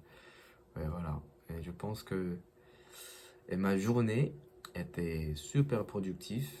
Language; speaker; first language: French; non-native, learner; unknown